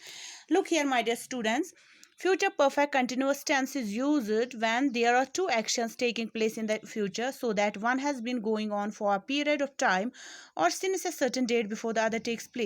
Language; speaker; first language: English; non-native, local second language; Urdu